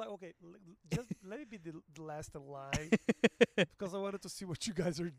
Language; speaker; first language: English; non-native, fluent; Portuguese